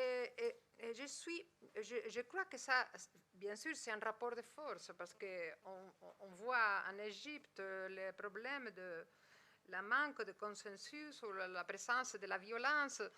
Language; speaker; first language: French; non-native, fluent; Spanish